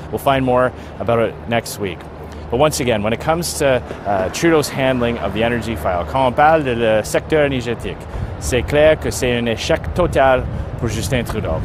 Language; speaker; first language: French; non-native, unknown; English